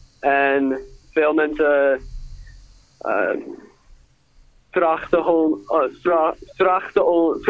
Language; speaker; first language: Dutch; non-native, learner; English